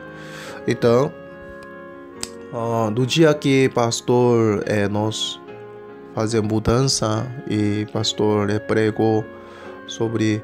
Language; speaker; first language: Portuguese; non-native, fluent; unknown